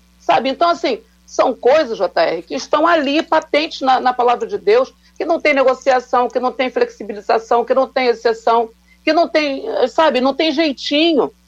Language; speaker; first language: Portuguese; native; Portuguese